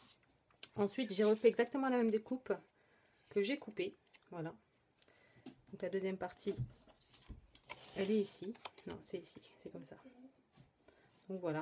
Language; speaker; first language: French; native; French